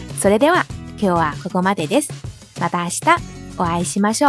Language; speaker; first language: Japanese; non-native, fluent; Chinese